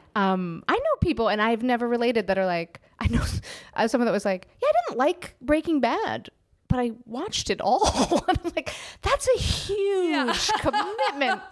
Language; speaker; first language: English; native; English